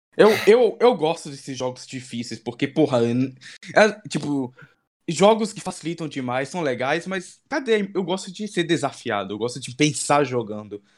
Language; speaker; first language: Portuguese; native; Portuguese